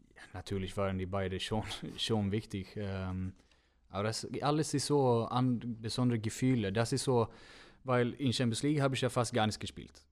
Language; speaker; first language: German; non-native, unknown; Swedish